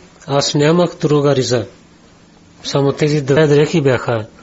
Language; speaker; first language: Bulgarian; non-native, learner; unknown